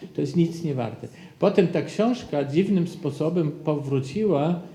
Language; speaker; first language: Polish; non-native, fluent; German